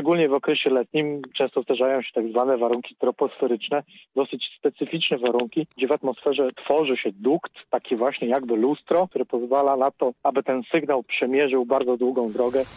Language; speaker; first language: Polish; native; Polish